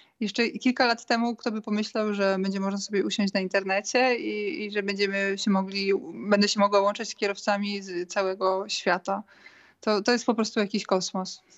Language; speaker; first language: Polish; native; Polish